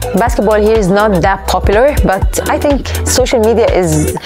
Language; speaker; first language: English; non-native, fluent; Arabic